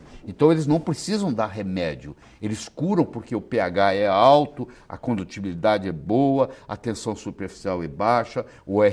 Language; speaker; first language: Portuguese; native; Portuguese